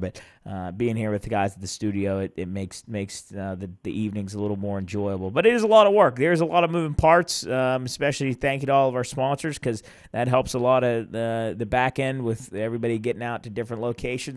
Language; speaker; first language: English; native; English